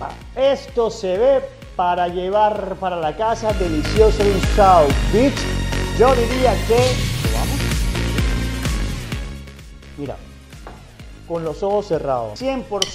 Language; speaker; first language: Spanish; native; Spanish